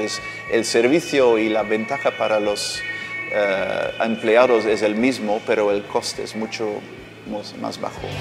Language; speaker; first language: Spanish; non-native, fluent; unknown